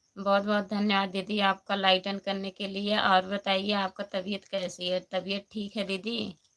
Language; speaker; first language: Hindi; native; Hindi